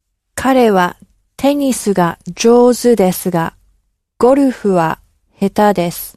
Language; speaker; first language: Japanese; non-native, learner; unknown